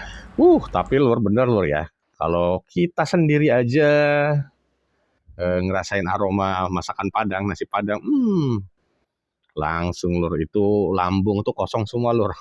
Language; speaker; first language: Indonesian; native; Indonesian